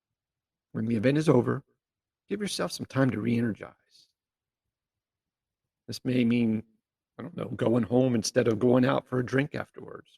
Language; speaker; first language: English; native; English